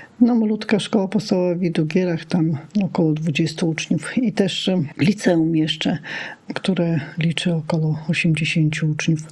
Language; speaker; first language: Polish; non-native, local second language; Lithuanian